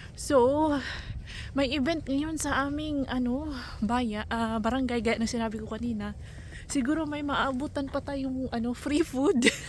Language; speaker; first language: Filipino; non-native, local second language; Cebuano